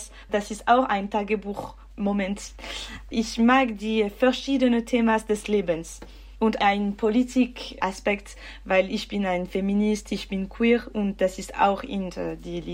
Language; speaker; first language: German; non-native, local second language; French